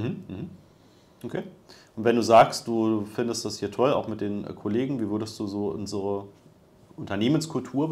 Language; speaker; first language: German; native; German